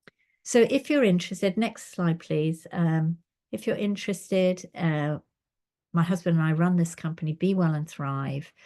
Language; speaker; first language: English; native; English